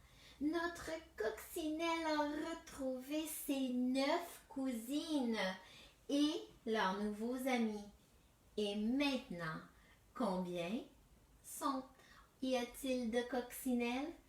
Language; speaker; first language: French; native; French